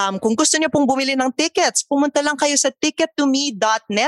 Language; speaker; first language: Filipino; native; Filipino